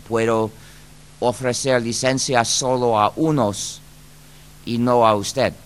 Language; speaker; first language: Spanish; non-native, fluent; English